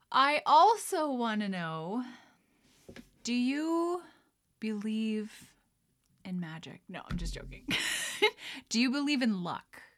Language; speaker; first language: English; early bilingual, other home language; Dutch